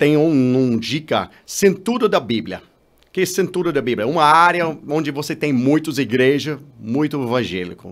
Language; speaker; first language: Portuguese; non-native, learner; English